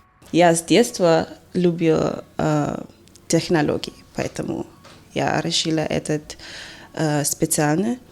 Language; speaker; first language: Russian; non-native, learner; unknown